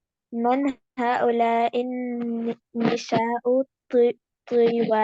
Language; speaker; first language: Arabic; non-native, learner; Urdu